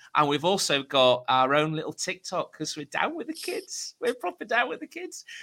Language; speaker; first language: English; native; English